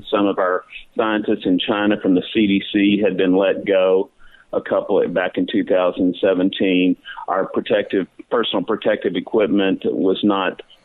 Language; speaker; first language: English; native; English